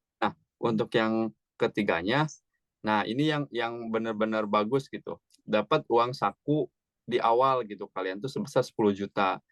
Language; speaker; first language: Indonesian; native; Indonesian